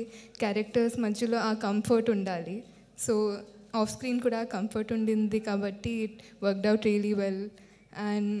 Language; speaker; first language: Telugu; non-native, local second language; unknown